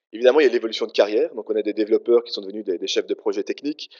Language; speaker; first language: French; native; French